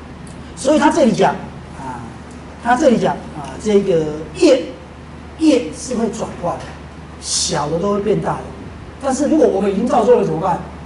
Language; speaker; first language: Chinese; native; Chinese